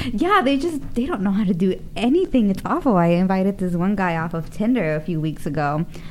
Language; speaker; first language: English; early bilingual, other home language; Spanish